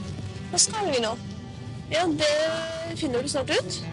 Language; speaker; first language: Norwegian; native; Norwegian